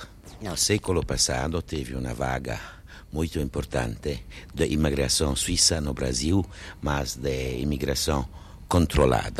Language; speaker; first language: Portuguese; non-native, fluent; French